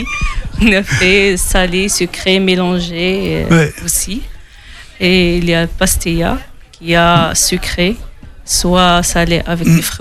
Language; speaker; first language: French; non-native, local second language; Arabic